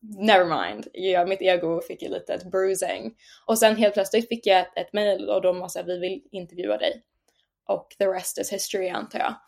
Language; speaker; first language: Swedish; native; Swedish